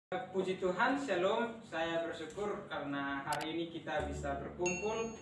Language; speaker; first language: Indonesian; native; Indonesian